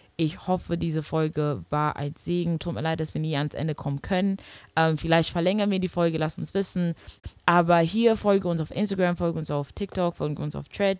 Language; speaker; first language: German; non-native, fluent; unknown